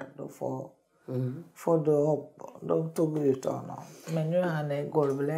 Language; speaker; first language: Swedish; non-native, learner; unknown